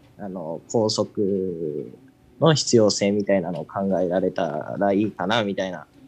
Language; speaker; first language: Japanese; native; Japanese